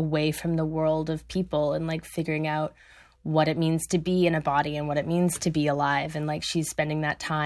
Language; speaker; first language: English; native; English